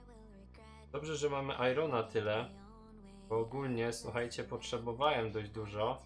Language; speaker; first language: Polish; native; Polish